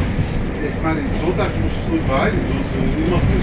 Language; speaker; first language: German; non-native, local second language; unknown